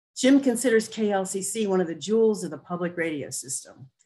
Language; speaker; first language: English; native; English